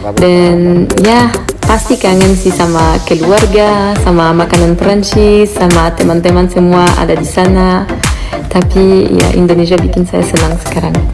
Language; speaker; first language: Indonesian; non-native, fluent; French